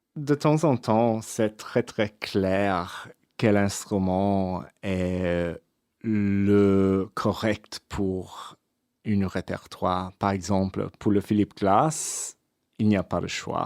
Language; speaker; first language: French; non-native, fluent; English